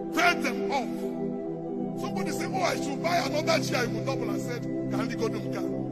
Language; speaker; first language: English; non-native, local second language; Igbo